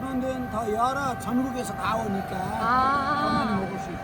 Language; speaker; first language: Korean; non-native, fluent; Nepali